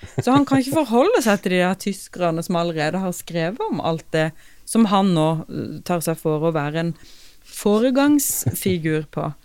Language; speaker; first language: Norwegian; native; Norwegian